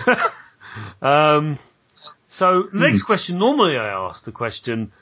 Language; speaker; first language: English; native; English